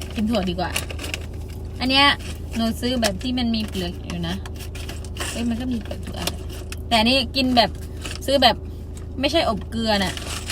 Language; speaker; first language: Thai; non-native, local second language; Khmer